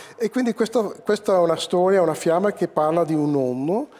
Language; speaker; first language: Italian; non-native, fluent; Dutch